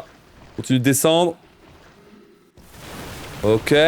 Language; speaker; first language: French; native; French